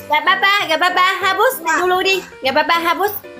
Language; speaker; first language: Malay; non-native, learner; Vietnamese